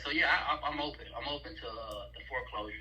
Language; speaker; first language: English; native; English